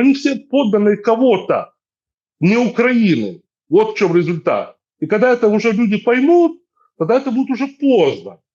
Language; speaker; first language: Russian; native; Russian